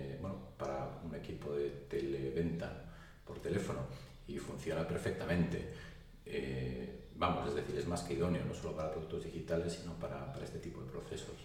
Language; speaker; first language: Spanish; native; Spanish